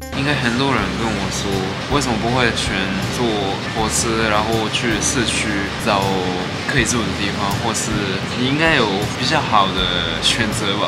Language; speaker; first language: Chinese; early bilingual, heritage; Japanese